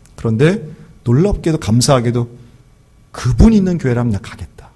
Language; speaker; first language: Korean; native; Korean